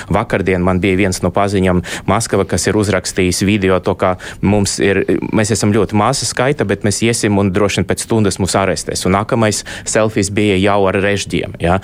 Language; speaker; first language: Latvian; non-native, local second language; Russian